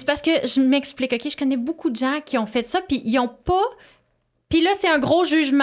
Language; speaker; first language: French; native; French